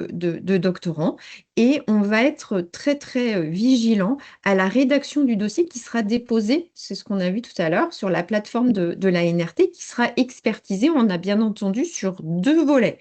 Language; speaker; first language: French; native; French